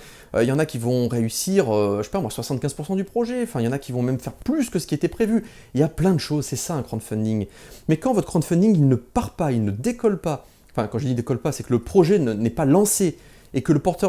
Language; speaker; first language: French; native; French